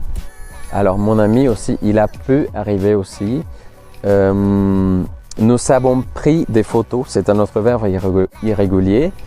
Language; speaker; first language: French; non-native, fluent; Spanish